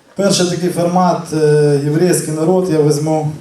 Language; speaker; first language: Ukrainian; non-native, local second language; Russian